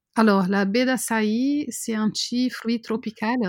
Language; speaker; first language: French; non-native, fluent; Portuguese